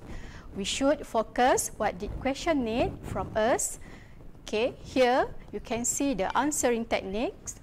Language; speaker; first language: English; non-native, local second language; Malay